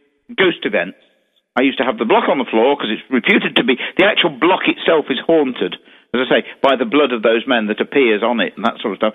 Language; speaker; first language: English; native; English